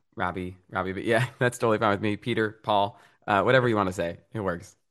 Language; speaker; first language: English; early bilingual, other home language; Italian